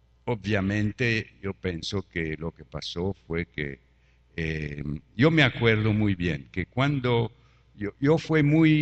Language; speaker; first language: Spanish; non-native, fluent; French